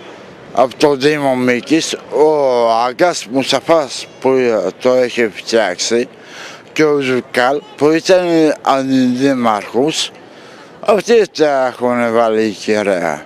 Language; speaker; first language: Greek; non-native, local second language; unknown